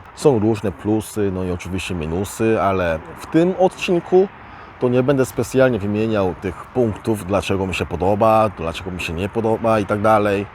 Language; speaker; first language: Polish; early bilingual, other home language; Korean